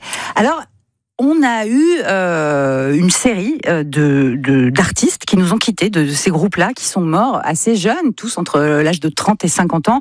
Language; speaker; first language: French; native; French